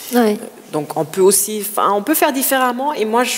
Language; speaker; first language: French; non-native, fluent; German